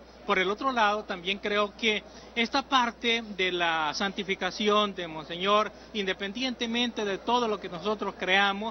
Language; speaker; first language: Spanish; native; Spanish